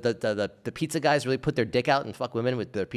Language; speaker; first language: English; native; English